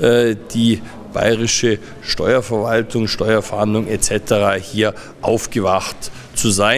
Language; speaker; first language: German; native; German